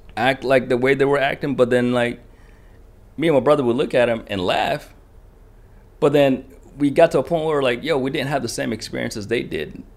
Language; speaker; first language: English; early bilingual, other home language; Kinyarwanda